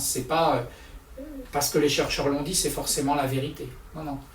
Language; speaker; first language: French; native; French